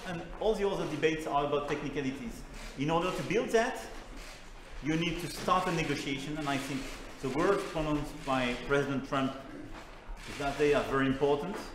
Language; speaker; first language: English; non-native, fluent; French